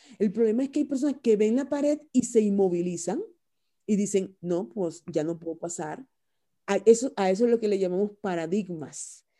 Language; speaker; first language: Spanish; native; Spanish